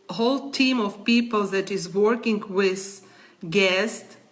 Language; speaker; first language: English; non-native, learner; Ukrainian